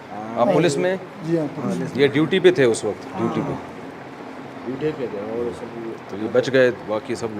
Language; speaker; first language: Urdu; native; Urdu